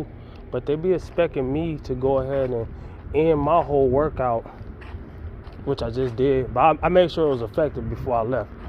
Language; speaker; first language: English; native; English